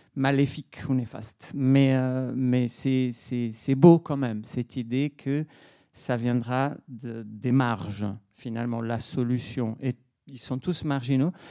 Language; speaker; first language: French; non-native, fluent; Portuguese